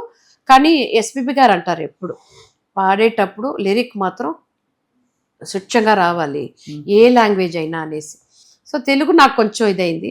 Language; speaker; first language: Telugu; non-native, local second language; Tamil